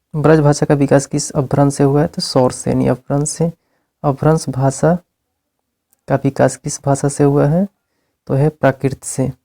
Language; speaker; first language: Hindi; native; Hindi